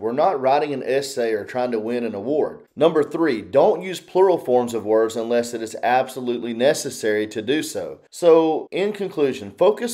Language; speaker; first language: English; native; English